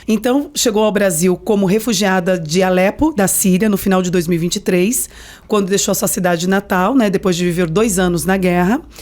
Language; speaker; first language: Portuguese; native; Portuguese